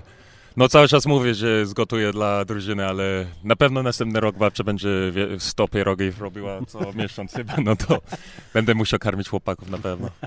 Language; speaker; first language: Polish; early bilingual, heritage; English